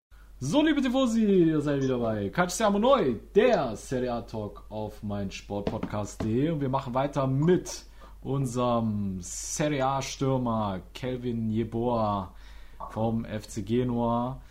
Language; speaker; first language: German; native; German